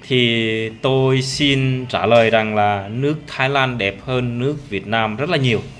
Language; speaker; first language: Vietnamese; non-native, local second language; Jarai